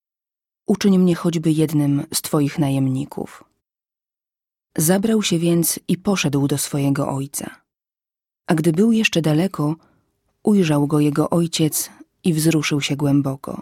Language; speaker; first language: Polish; native; Polish